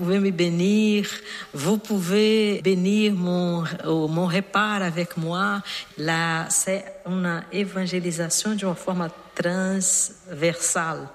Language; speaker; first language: French; non-native, learner; Portuguese